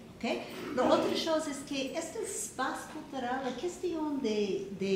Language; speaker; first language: French; non-native, learner; English